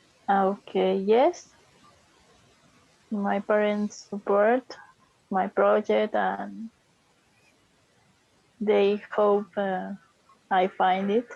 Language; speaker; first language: English; non-native, learner; Spanish